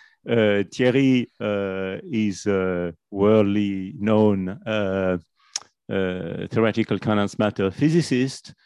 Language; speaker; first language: English; non-native, fluent; French